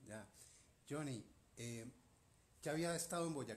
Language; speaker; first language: Spanish; native; Spanish